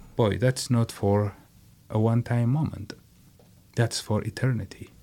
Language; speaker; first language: English; non-native, fluent; Amharic